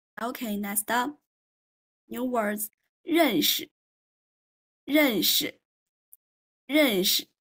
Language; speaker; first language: English; non-native, fluent; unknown